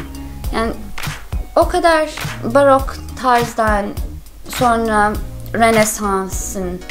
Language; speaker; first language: Turkish; non-native, learner; English